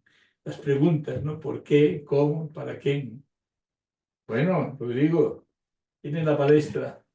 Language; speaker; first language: Spanish; native; Spanish